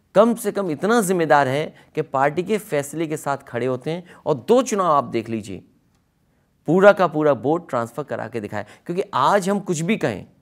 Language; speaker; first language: Hindi; native; Hindi